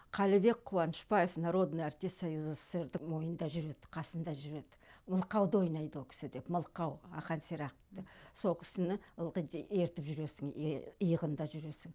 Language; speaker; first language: Kazakh; native; Kazakh